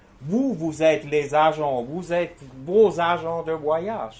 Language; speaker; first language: French; non-native, fluent; German